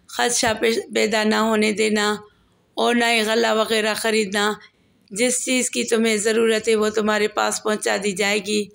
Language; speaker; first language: Urdu; native; Urdu